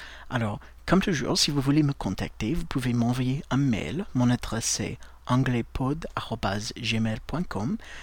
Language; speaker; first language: French; non-native, fluent; English